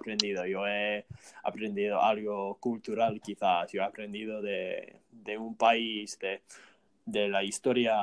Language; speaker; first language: Spanish; non-native, fluent; English